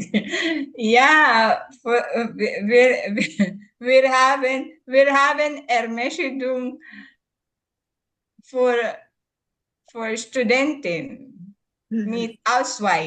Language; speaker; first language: German; non-native, learner; Filipino